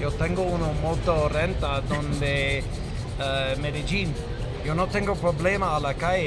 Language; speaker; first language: Spanish; non-native, learner; English